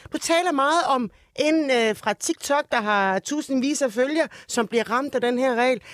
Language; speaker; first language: Danish; early bilingual, other home language; Turkish